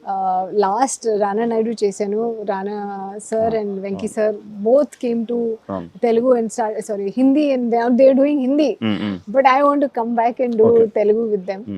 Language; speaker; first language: Telugu; non-native, learner; Hindi